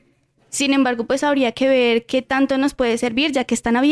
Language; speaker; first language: Spanish; native; Spanish